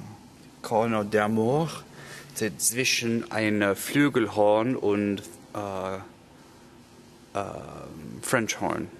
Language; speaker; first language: German; non-native, learner; English